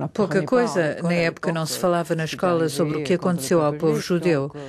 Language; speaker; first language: Portuguese; non-native, fluent; German